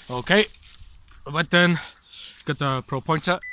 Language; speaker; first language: Welsh; non-native, learner; English